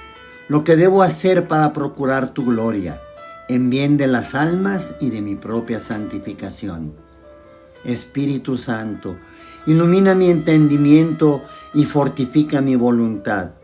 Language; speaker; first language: Spanish; native; Spanish